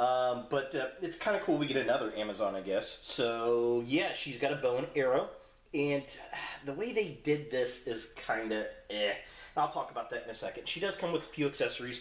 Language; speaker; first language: English; native; English